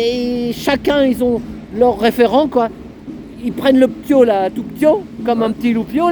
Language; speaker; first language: French; native; French